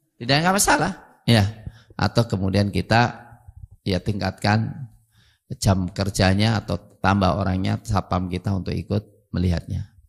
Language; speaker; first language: Indonesian; native; Indonesian